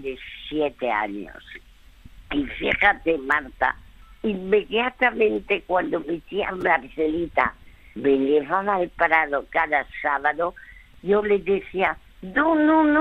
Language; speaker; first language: Spanish; early bilingual, other home language; French